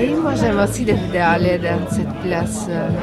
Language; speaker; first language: French; non-native, learner; Italian